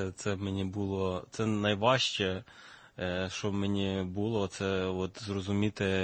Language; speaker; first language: Ukrainian; native; Ukrainian